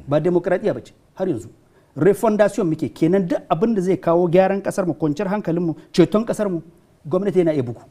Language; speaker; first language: Hausa; non-native, local second language; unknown